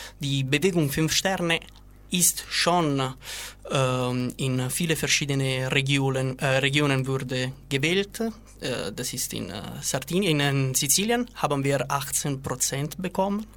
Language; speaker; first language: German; non-native, learner; Italian